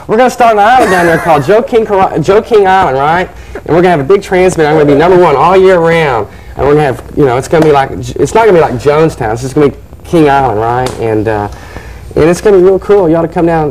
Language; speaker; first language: English; native; English